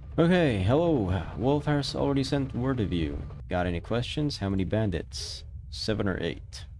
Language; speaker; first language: English; non-native, local second language; Filipino